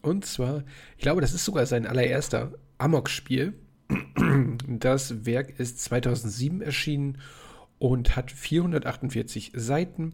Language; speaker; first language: German; native; German